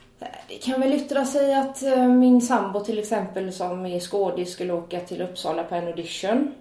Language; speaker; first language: Swedish; native; Swedish